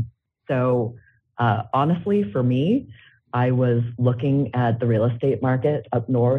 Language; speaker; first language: English; native; English